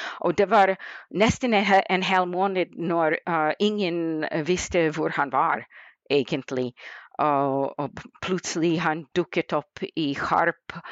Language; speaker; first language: Norwegian; non-native, fluent; English